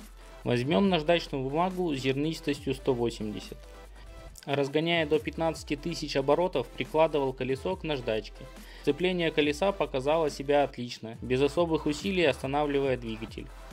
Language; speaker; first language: Russian; native; Russian